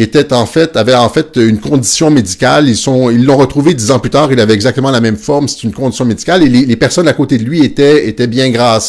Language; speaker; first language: French; native; French